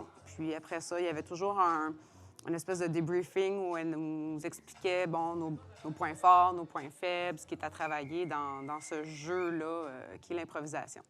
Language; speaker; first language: French; native; French